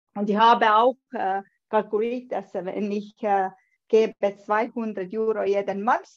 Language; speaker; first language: German; non-native, learner; Estonian